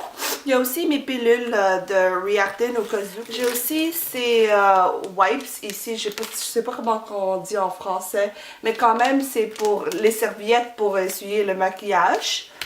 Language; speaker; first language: French; non-native, fluent; English